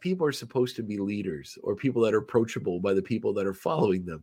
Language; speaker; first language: English; native; English